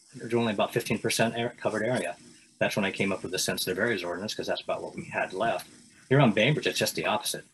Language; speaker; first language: English; native; English